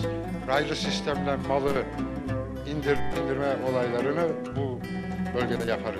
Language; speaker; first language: Turkish; native; Turkish